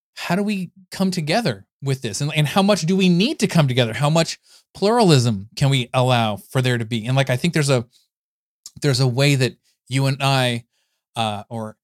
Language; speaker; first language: English; native; English